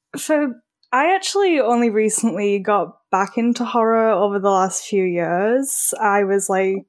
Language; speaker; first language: English; native; English